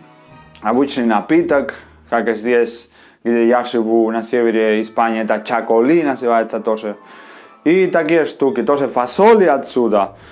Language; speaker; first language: Russian; non-native, learner; Spanish